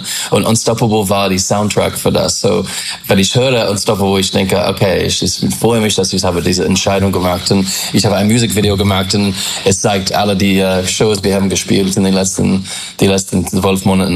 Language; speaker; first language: German; non-native, learner; English